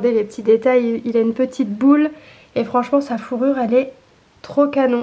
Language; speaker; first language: French; native; French